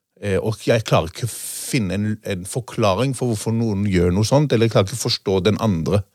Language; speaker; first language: Norwegian; non-native, fluent; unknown